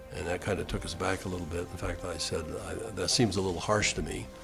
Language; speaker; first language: English; native; English